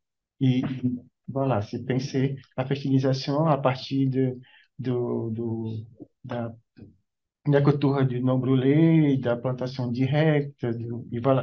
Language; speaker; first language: French; non-native, learner; Portuguese